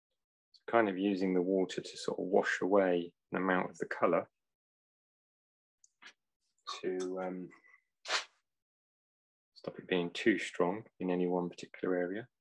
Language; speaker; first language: English; native; English